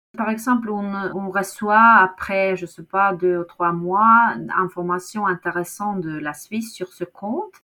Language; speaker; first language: French; non-native, fluent; Norwegian